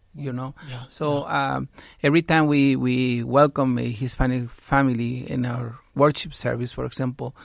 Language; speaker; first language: English; non-native, fluent; Spanish